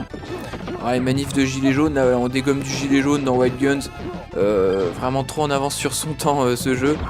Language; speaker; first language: French; native; French